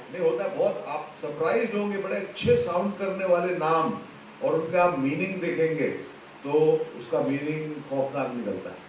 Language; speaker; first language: Hindi; non-native, local second language; Punjabi